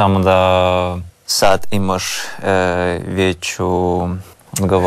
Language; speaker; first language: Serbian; non-native, learner; Russian